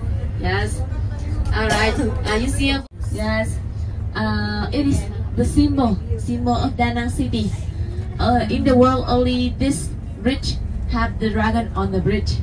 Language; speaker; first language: English; non-native, learner; Vietnamese